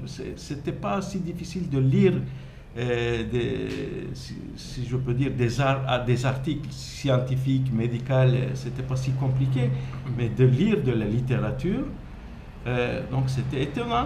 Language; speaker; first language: French; non-native, fluent; Turkish